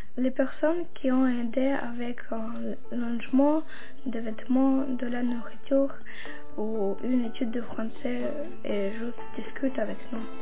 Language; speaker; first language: French; non-native, learner; Russian